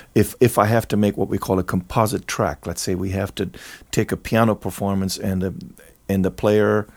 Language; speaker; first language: English; non-native, fluent; German